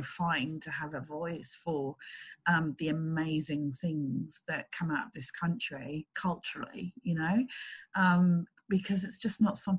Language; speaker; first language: English; native; English